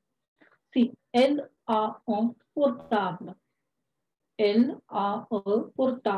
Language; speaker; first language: French; non-native, fluent; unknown